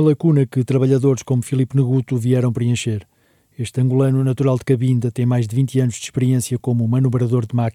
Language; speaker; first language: Portuguese; native; Portuguese